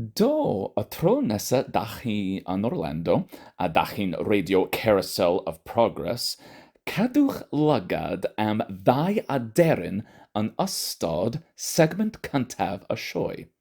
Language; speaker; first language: Welsh; non-native, fluent; English